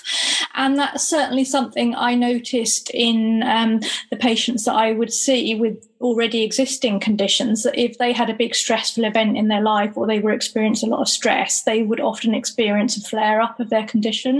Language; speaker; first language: English; native; English